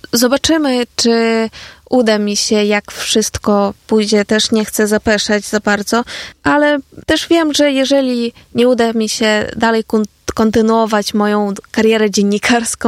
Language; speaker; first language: Polish; non-native, fluent; Ukrainian